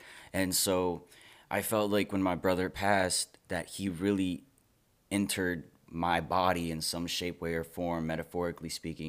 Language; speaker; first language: English; native; English